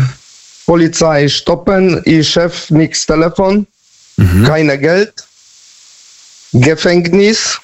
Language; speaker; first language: German; non-native, learner; Polish